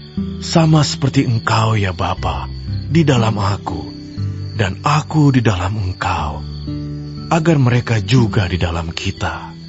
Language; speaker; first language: Indonesian; native; Indonesian